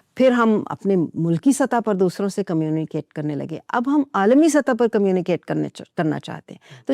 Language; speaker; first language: Urdu; non-native, local second language; Punjabi